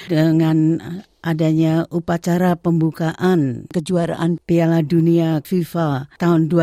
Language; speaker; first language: Indonesian; native; Indonesian